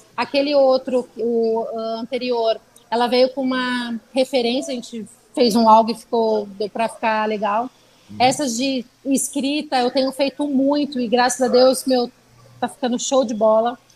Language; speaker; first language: Portuguese; native; Portuguese